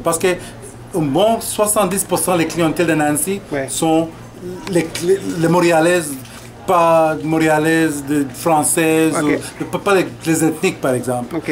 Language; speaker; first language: French; non-native, fluent; English